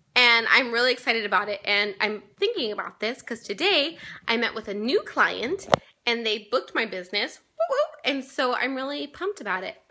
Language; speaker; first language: English; native; English